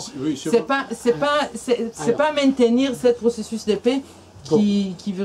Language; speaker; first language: French; non-native, fluent; Hebrew